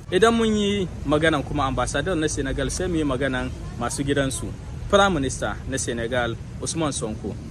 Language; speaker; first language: Hausa; native; Hausa